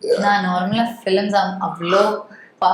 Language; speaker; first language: Tamil; non-native, learner; Malayalam